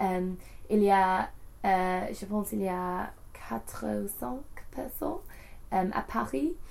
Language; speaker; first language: French; non-native, learner; English